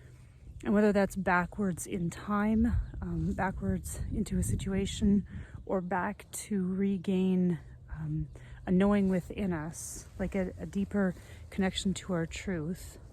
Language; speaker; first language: English; native; English